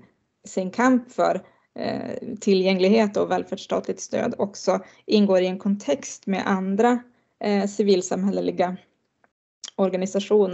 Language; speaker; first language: Swedish; native; Swedish